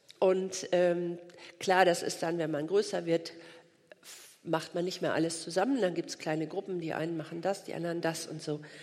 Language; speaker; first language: German; native; German